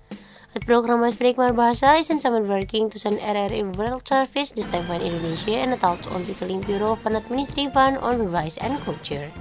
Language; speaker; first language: Dutch; non-native, learner; Indonesian